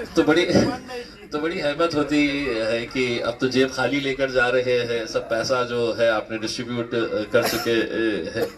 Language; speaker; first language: Hindi; non-native, local second language; Marathi